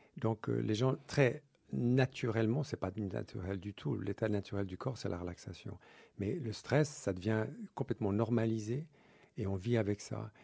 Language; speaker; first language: French; early bilingual, other home language; English